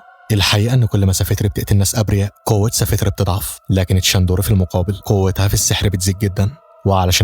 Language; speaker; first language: Arabic; native; Arabic